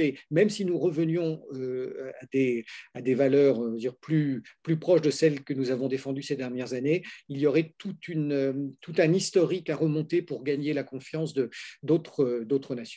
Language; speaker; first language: French; native; French